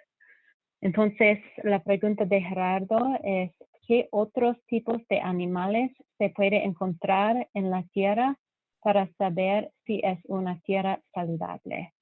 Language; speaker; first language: Spanish; non-native, fluent; English